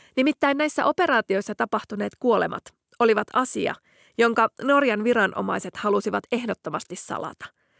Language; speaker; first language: Finnish; native; Finnish